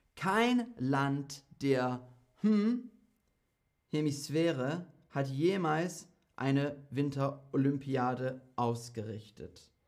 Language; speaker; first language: German; non-native, fluent; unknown